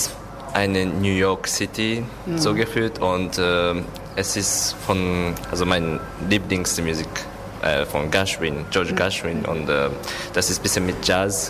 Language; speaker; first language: German; non-native, learner; Japanese